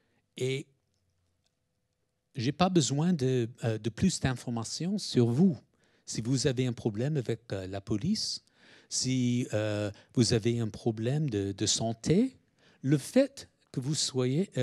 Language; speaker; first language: French; non-native, fluent; English